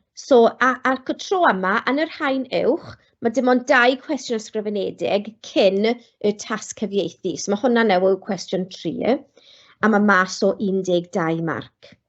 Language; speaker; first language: Welsh; non-native, local second language; English